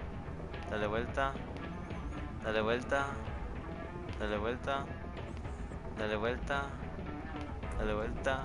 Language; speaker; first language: Spanish; early bilingual, other home language; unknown